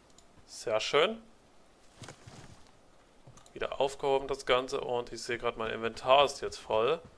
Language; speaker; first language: German; native; German